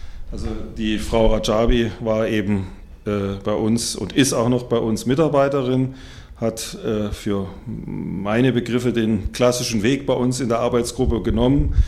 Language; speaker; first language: German; native; German